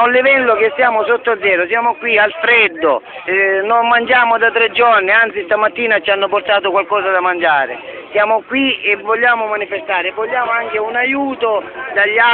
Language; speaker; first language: Italian; native; Italian